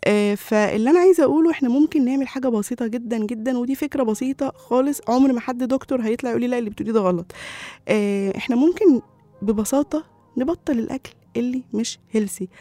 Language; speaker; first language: Arabic; native; Arabic